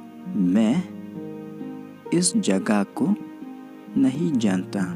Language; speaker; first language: Hindi; non-native, local second language; Khasi